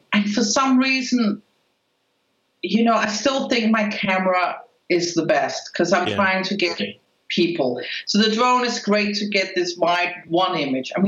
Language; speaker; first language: English; non-native, fluent; Spanish